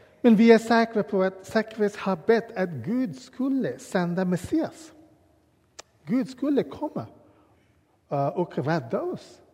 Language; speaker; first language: Swedish; non-native, learner; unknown